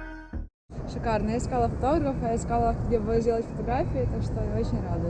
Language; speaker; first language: Russian; native; Russian